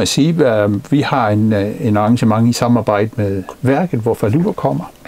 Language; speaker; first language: Danish; non-native, fluent; English